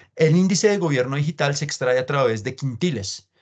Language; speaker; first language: Spanish; native; Spanish